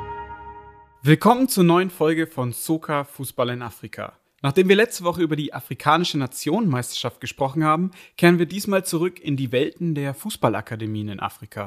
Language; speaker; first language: German; native; German